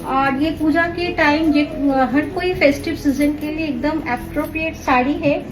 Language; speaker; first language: Hindi; non-native, local second language; Bangla